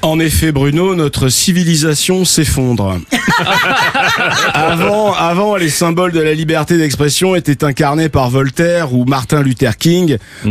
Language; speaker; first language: French; native; French